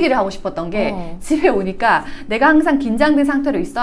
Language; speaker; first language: Korean; native; Korean